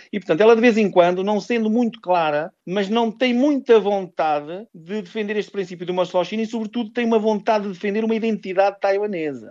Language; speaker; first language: Portuguese; native; Portuguese